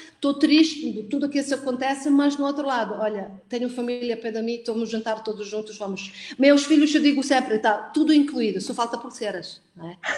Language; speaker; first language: Portuguese; non-native, fluent; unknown